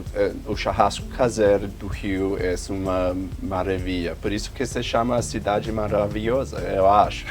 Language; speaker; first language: Portuguese; non-native, fluent; English